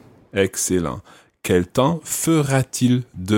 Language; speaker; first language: French; non-native, fluent; English